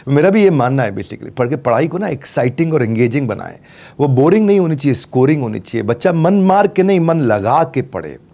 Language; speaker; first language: Hindi; native; Hindi